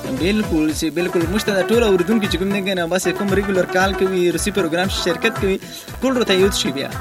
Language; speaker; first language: Pashto; non-native, local second language; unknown